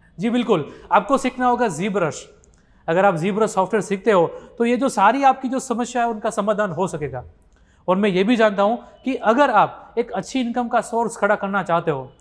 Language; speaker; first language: Hindi; non-native, local second language; Gujarati